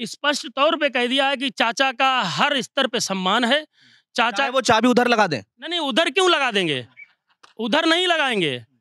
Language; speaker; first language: Hindi; native; Hindi